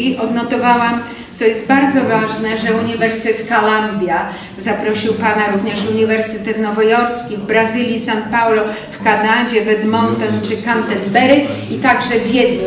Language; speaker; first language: Polish; native; Polish